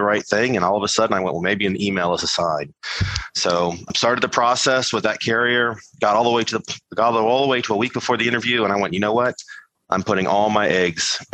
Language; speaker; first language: English; native; English